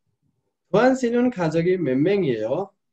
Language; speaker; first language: Korean; non-native, fluent; Nepali